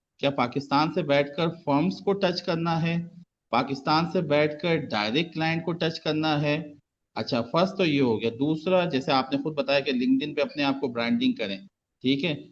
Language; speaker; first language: Urdu; native; Urdu